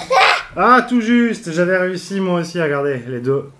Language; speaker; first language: French; native; French